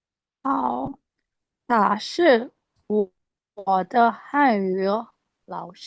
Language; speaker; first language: Chinese; non-native, learner; Indonesian